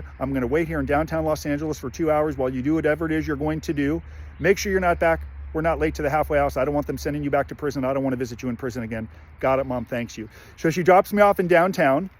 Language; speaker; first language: English; native; English